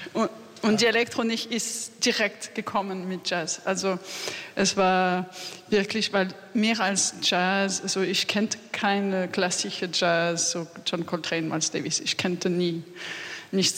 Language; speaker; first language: German; non-native, learner; French